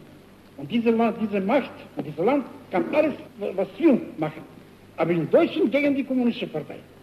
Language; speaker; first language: German; non-native, fluent; Bulgarian